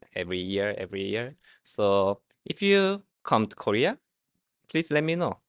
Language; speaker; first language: English; non-native, learner; Korean